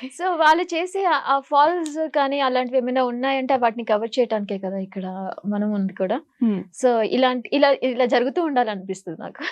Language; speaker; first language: Telugu; native; Telugu